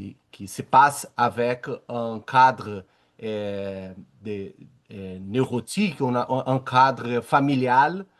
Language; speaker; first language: French; non-native, learner; Portuguese